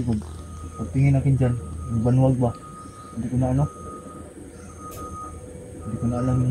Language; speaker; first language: Filipino; non-native, local second language; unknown